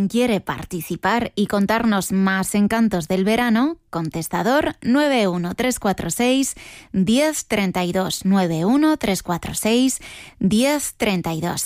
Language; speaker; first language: Spanish; native; Spanish